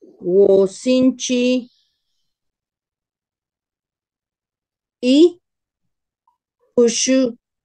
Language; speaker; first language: Chinese; non-native, learner; Spanish